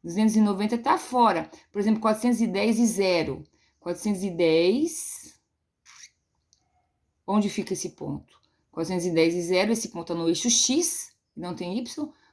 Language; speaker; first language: Portuguese; native; Portuguese